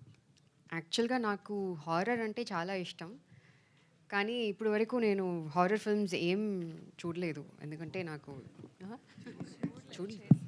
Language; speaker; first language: Telugu; non-native, fluent; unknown